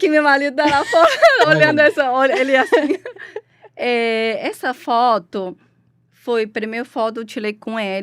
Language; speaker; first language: Portuguese; non-native, learner; Chinese